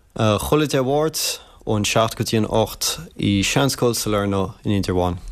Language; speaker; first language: Irish; early bilingual, other home language; French